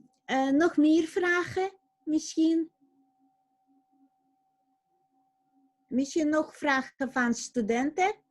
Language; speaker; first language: Dutch; non-native, fluent; Russian